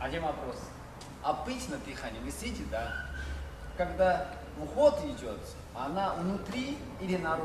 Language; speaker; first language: Russian; non-native, learner; Chinese